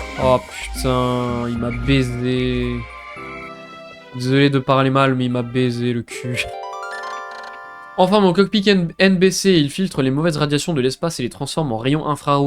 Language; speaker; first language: French; native; French